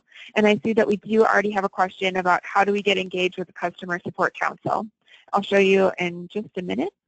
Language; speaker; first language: English; native; English